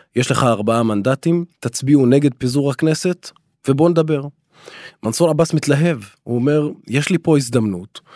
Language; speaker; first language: Hebrew; non-native, local second language; Arabic